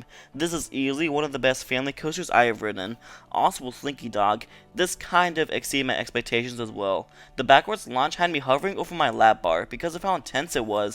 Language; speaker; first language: English; native; English